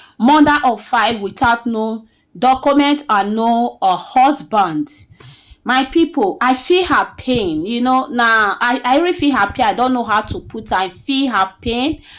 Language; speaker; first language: Nigerian Pidgin; native; Nigerian Pidgin